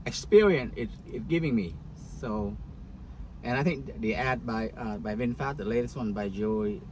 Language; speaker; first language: English; non-native, fluent; Vietnamese